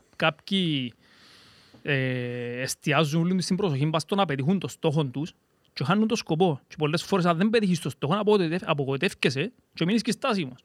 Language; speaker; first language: Greek; native; Greek